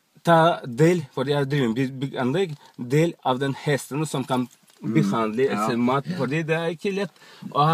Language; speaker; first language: Norwegian; non-native, learner; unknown